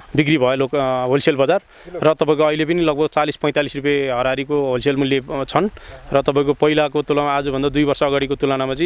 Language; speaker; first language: Nepali; non-native, local second language; Sherpa